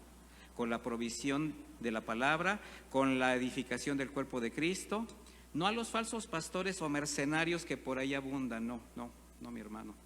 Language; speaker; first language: Spanish; native; Spanish